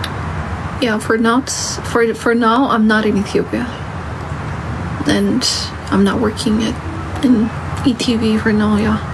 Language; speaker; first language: English; non-native, fluent; Amharic